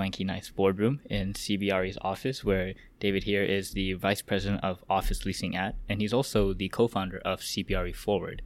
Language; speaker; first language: English; early bilingual, other home language; Korean